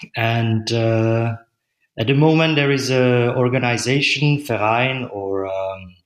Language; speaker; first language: English; non-native, fluent; Czech